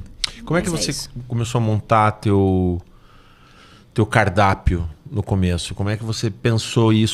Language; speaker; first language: Portuguese; native; Portuguese